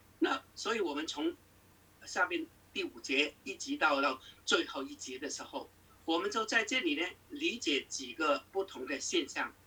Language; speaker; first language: Chinese; non-native, local second language; Cantonese